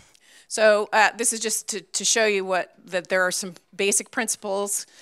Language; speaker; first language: English; native; English